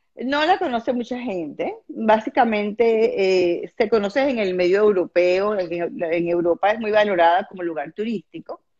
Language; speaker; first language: Spanish; native; Spanish